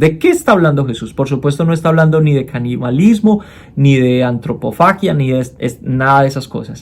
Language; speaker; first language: Spanish; native; Spanish